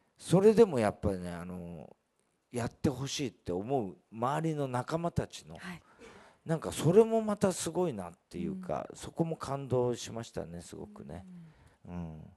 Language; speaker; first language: Japanese; native; Japanese